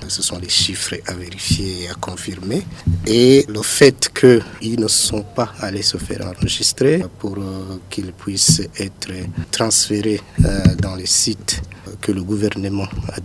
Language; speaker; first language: French; non-native, local second language; Rundi